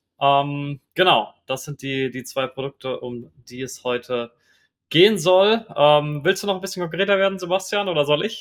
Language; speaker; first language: German; native; German